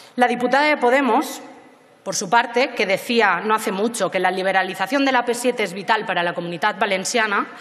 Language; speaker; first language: Spanish; native; Spanish